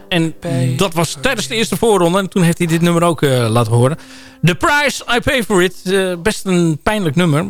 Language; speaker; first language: Dutch; native; Dutch